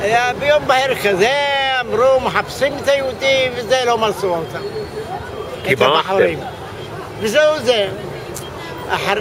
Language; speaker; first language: Hebrew; early bilingual, other home language; Arabic